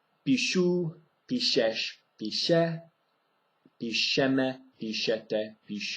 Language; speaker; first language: Czech; non-native, fluent; English